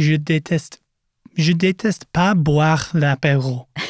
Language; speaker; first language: French; non-native, learner; English